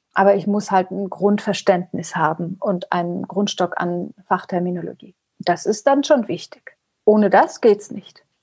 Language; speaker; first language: German; early bilingual, other home language; Persian